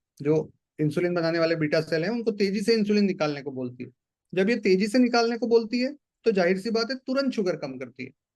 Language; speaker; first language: Hindi; native; Hindi